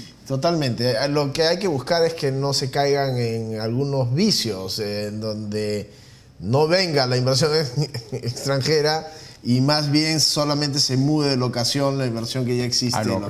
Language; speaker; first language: Spanish; native; Spanish